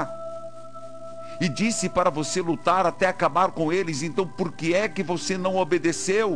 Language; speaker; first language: Portuguese; native; Portuguese